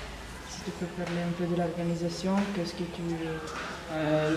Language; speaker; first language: French; non-native, learner; Italian